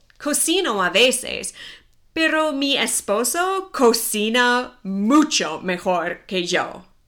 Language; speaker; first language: Spanish; non-native, fluent; English